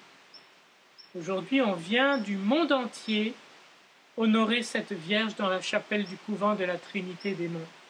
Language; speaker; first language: French; native; French